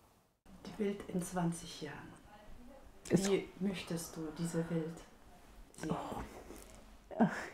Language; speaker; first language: German; non-native, fluent; Russian